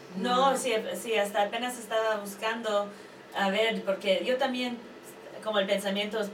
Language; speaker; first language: Spanish; early bilingual, heritage; Spanish